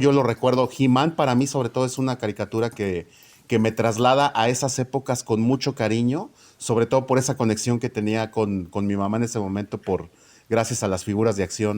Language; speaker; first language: Spanish; native; Spanish